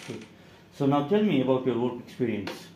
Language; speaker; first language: English; non-native, fluent; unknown